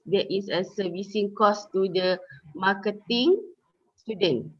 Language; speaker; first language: English; non-native, local second language; Malay